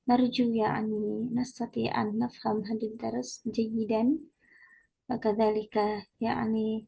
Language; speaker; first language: Arabic; non-native, learner; Indonesian